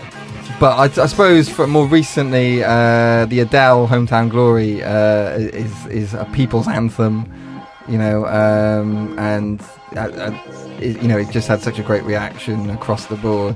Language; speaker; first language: English; native; English